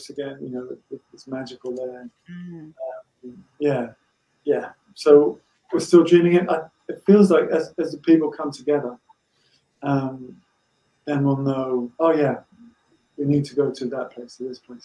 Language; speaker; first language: English; native; English